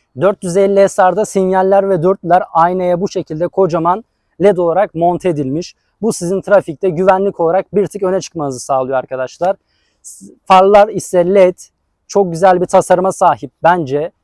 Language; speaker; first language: Turkish; native; Turkish